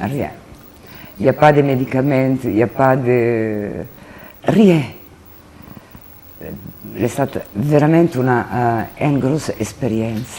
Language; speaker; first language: French; non-native, learner; Italian